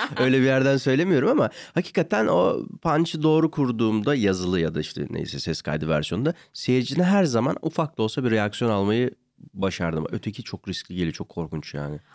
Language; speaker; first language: Turkish; native; Turkish